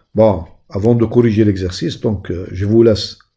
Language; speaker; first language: French; non-native, local second language; Arabic